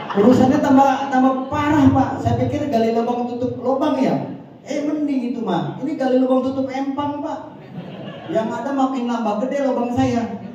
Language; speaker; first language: Indonesian; native; Indonesian